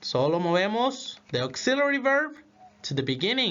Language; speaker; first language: English; non-native, fluent; Spanish